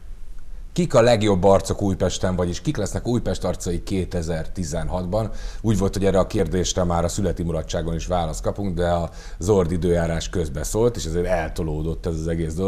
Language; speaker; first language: Hungarian; native; Hungarian